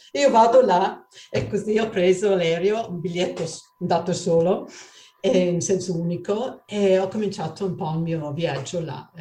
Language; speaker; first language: Italian; non-native, fluent; English